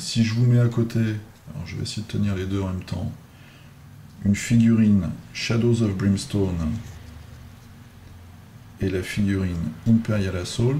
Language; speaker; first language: French; native; French